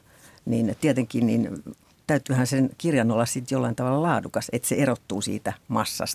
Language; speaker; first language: Finnish; native; Finnish